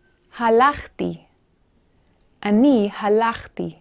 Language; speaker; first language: Hebrew; non-native, fluent; English